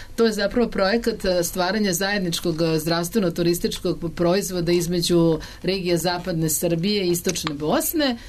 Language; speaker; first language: Serbian; native; Serbian